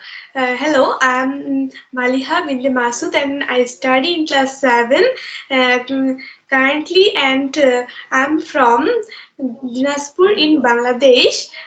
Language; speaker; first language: English; non-native, learner; Bangla